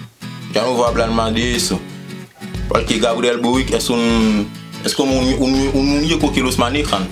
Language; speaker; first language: Spanish; non-native, fluent; Haitian Creole